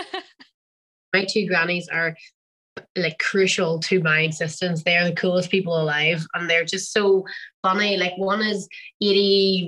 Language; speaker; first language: English; native; English